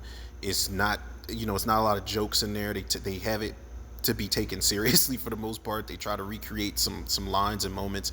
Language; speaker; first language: English; native; English